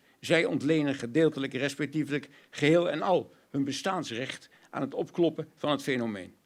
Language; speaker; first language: Dutch; native; Dutch